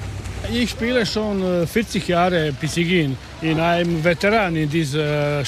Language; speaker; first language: German; non-native, learner; Croatian